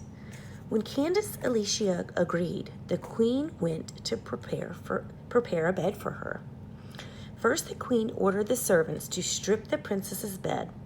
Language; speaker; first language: English; native; English